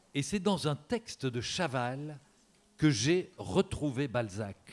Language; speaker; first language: French; native; French